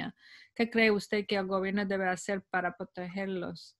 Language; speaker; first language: Spanish; non-native, fluent; English